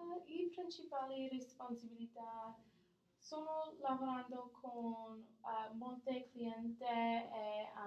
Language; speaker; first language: Italian; non-native, learner; English